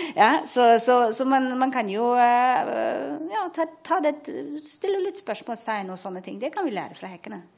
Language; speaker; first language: Norwegian; non-native, fluent; German